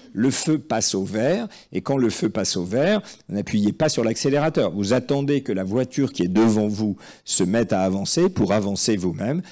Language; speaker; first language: French; native; French